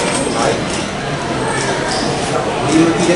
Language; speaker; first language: Japanese; native; Japanese